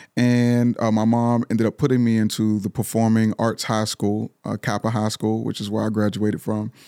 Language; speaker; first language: English; native; English